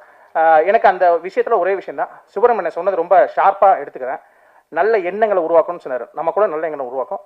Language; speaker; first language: Tamil; native; Tamil